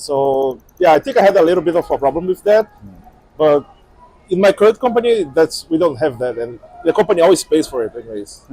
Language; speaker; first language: English; non-native, fluent; Portuguese